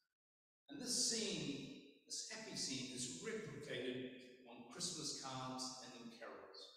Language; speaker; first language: English; native; English